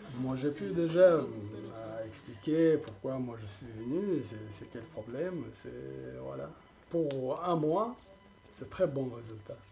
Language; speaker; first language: French; non-native, learner; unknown